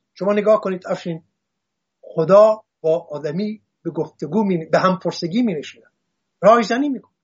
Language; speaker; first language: Persian; non-native, local second language; Assyrian Neo-Aramaic